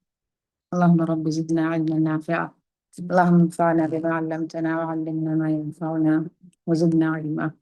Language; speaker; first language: Arabic; non-native, fluent; Malayalam